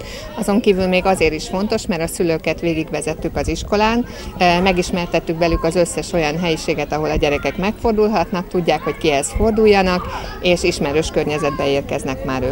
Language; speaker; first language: Hungarian; native; Hungarian